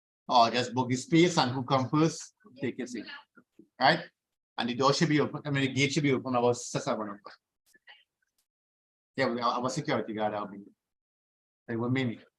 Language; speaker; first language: English; native; English